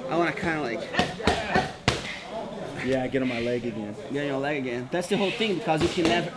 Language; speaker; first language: English; non-native, fluent; Portuguese